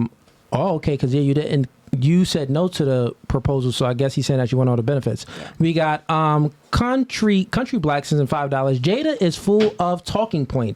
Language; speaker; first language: English; native; English